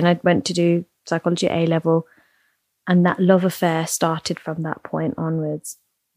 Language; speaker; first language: English; native; English